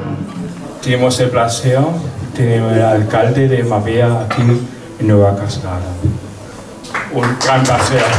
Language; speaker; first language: Spanish; non-native, learner; German